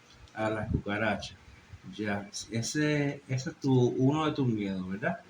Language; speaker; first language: Spanish; native; Spanish